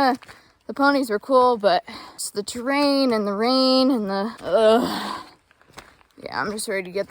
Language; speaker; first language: English; native; English